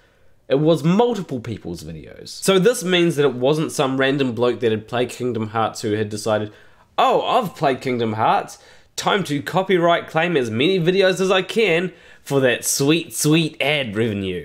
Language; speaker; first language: English; native; English